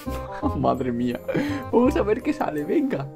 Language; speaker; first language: Spanish; native; Spanish